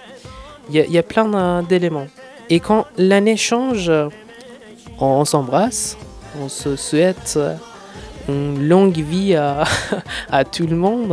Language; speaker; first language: French; non-native, fluent; Persian